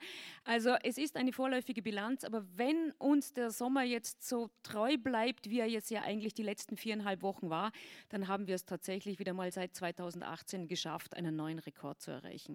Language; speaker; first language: German; native; German